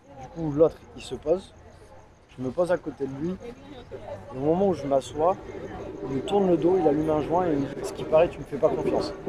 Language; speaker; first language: French; native; French